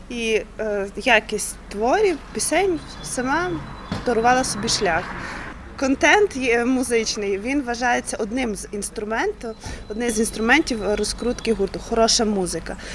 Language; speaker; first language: Ukrainian; native; Ukrainian